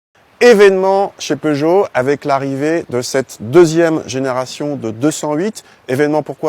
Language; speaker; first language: French; native; French